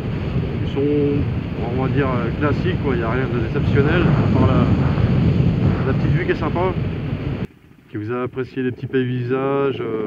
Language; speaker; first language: French; native; French